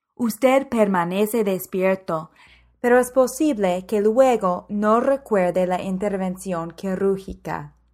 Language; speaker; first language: Spanish; non-native, fluent; English